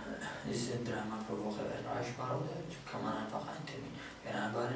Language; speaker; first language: German; non-native, fluent; Kurdish